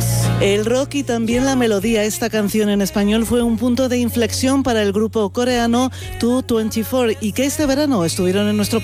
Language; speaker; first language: Spanish; native; Spanish